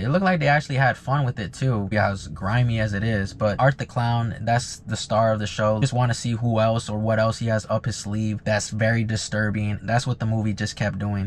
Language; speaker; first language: English; native; English